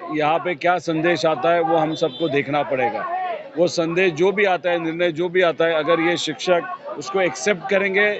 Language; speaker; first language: Hindi; non-native, local second language; Marathi